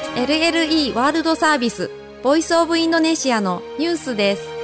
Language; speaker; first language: Japanese; non-native, fluent; Indonesian